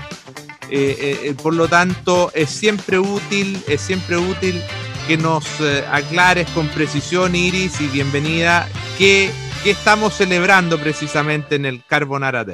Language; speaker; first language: Spanish; native; Spanish